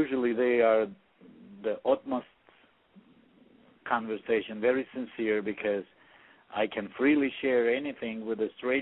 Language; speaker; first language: English; non-native, fluent; Russian